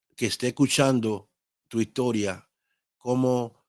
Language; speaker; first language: Spanish; early bilingual, heritage; Spanish